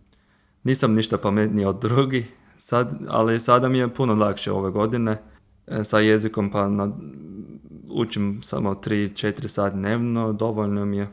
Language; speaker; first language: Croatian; non-native, fluent; Turkish